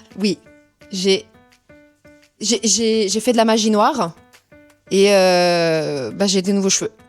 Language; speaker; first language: French; early bilingual, other home language; Portuguese